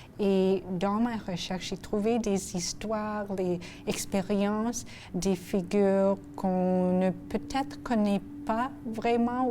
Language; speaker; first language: French; non-native, local second language; English